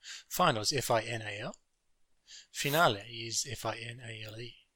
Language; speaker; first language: English; non-native, learner; Japanese